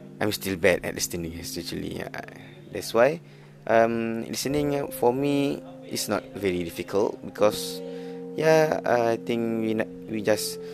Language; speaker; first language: English; non-native, learner; Malay